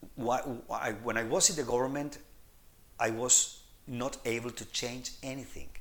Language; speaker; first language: English; non-native, fluent; Spanish